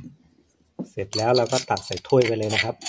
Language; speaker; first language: Thai; native; Thai